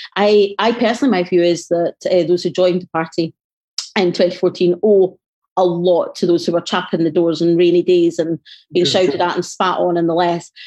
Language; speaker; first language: English; native; English